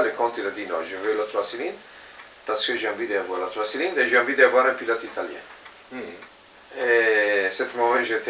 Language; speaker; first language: French; non-native, fluent; Italian